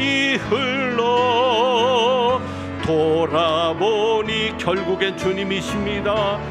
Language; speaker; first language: Korean; native; Korean